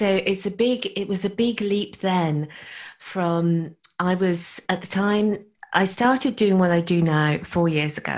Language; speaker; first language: English; native; English